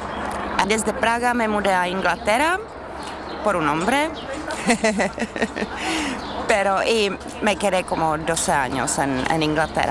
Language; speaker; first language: Spanish; non-native, learner; Czech